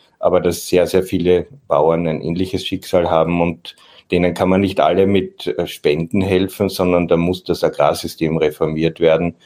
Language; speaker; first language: German; native; German